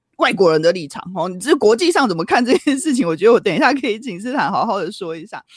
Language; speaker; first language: Chinese; native; Chinese